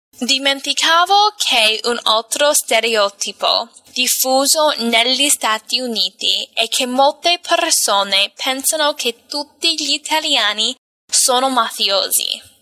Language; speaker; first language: Italian; non-native, fluent; English